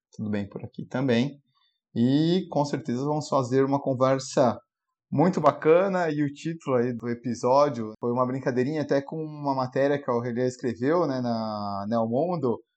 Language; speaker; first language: Portuguese; non-native, fluent; French